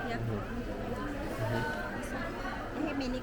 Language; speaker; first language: English; non-native, learner; Vietnamese